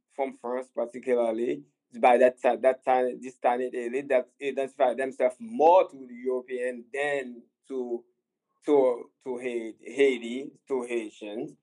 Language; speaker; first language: English; non-native, fluent; Haitian Creole